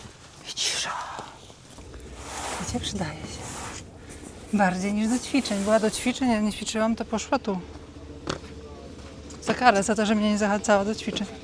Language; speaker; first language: Polish; native; Polish